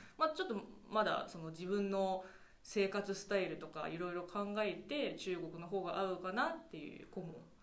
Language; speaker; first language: Japanese; non-native, fluent; Chinese